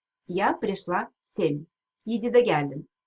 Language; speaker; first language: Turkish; non-native, fluent; Russian